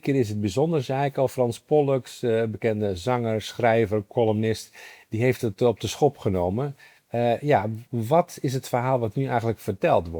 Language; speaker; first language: Dutch; native; Dutch